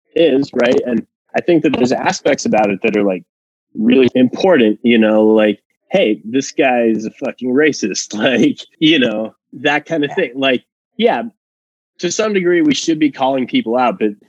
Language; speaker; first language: English; non-native, fluent; Spanish